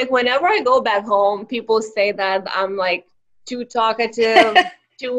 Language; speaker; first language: English; non-native, fluent; Lithuanian